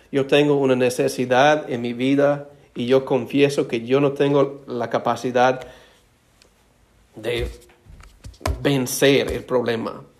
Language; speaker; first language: Spanish; non-native, fluent; English